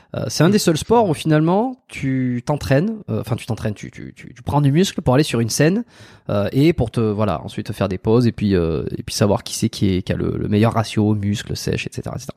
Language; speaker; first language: French; native; French